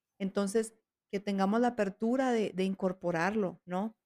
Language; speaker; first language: Spanish; native; Spanish